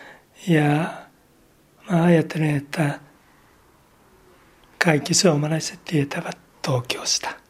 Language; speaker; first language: Finnish; non-native, learner; Japanese